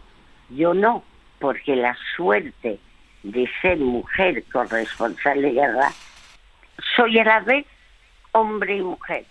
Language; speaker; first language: Spanish; non-native, fluent; French